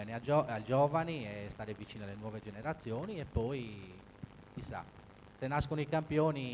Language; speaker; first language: Italian; native; Italian